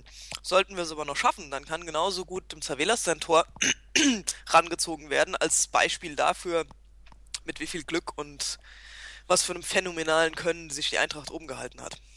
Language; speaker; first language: German; native; German